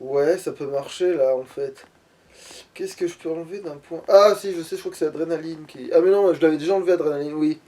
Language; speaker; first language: French; native; French